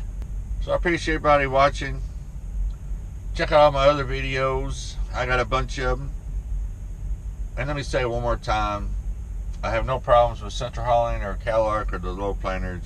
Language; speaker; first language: English; native; English